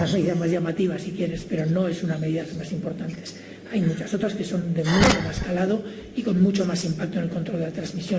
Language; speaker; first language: Spanish; native; Spanish